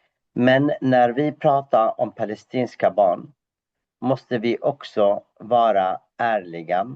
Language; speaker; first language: Swedish; non-native, fluent; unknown